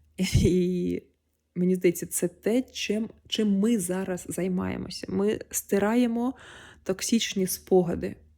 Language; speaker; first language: Ukrainian; non-native, local second language; Russian